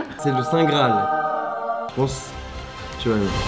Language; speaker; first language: French; native; French